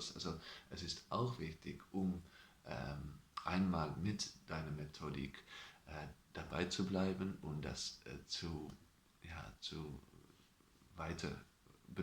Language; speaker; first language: German; non-native, learner; Dutch